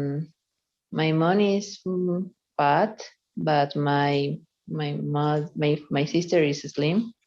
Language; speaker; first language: English; non-native, learner; Spanish